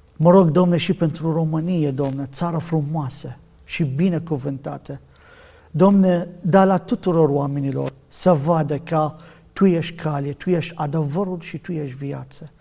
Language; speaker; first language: Romanian; non-native, learner; Arabic